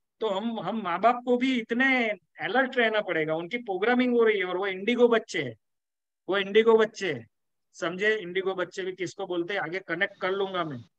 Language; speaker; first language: Hindi; non-native, local second language; Gujarati